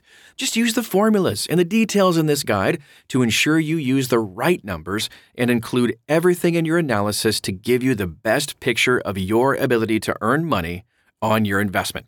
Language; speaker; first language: English; native; English